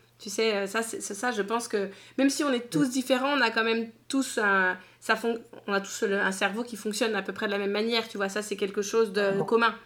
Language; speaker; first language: French; native; French